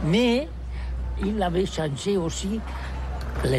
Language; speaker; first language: French; non-native, learner; Catalan